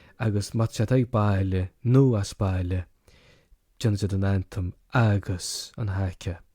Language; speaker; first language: Irish; native; Irish